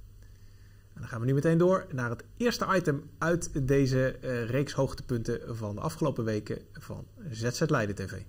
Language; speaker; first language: Dutch; native; Dutch